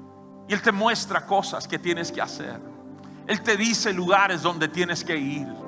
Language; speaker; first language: Spanish; native; Spanish